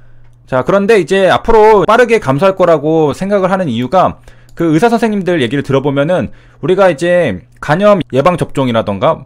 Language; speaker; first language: Korean; native; Korean